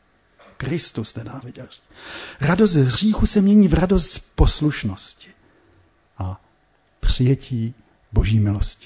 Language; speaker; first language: Czech; native; Czech